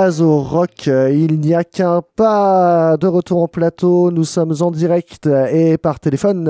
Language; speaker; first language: French; native; French